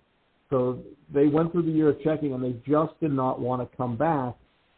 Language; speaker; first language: English; native; English